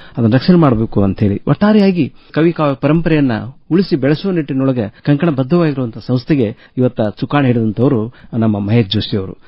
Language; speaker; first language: Kannada; native; Kannada